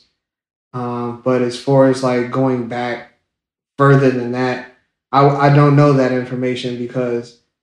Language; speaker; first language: English; native; English